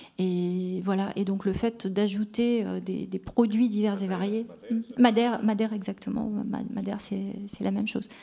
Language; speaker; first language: French; native; French